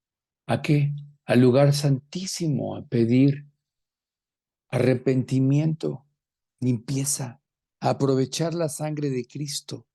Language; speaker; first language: Spanish; native; Spanish